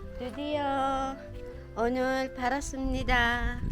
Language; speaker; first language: Korean; non-native, fluent; Filipino